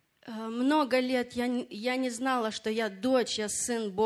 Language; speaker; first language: Russian; non-native, fluent; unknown